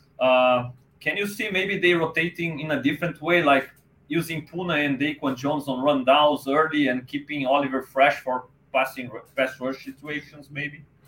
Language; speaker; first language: English; non-native, fluent; Portuguese